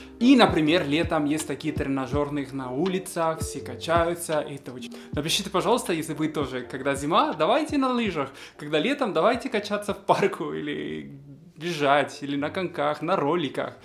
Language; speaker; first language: Russian; non-native, fluent; Spanish